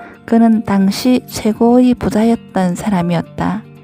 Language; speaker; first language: Korean; native; Korean